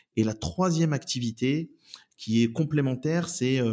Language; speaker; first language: French; native; French